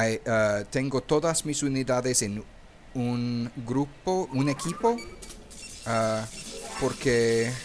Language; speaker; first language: Spanish; non-native, learner; English